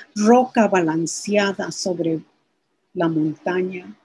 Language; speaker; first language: Spanish; early bilingual, heritage; Spanish